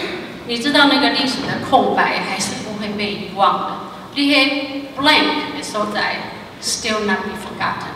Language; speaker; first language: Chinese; non-native, local second language; Min Nan Chinese